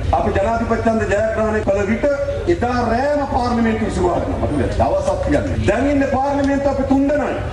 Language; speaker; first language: Sinhala; native; Sinhala